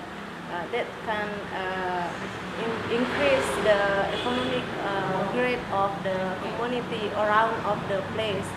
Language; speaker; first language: English; non-native, learner; Indonesian